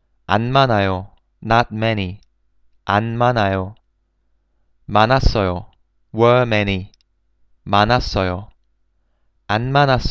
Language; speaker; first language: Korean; non-native, fluent; English